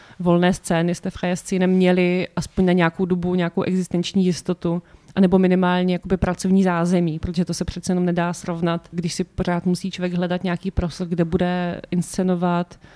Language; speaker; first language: Czech; native; Czech